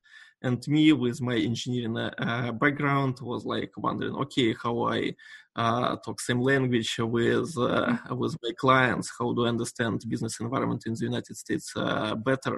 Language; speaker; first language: English; non-native, fluent; Russian